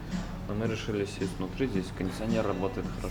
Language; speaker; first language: Russian; native; Russian